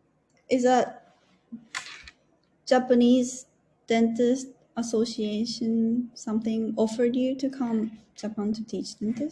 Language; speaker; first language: English; non-native, learner; Japanese